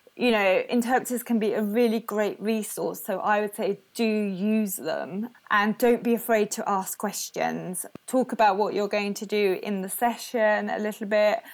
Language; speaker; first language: English; non-native, local second language; Spanish